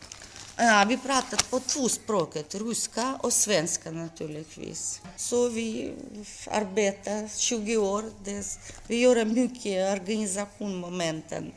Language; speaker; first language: Swedish; non-native, learner; Russian